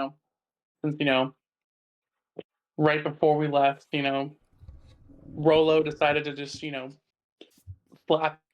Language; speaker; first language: English; native; English